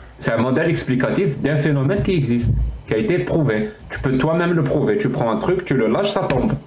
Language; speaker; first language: French; native; French